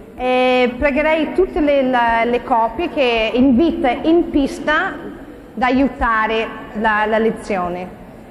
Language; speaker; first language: Italian; non-native, fluent; English